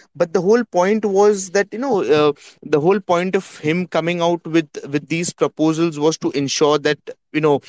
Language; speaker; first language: English; non-native, local second language; Hindi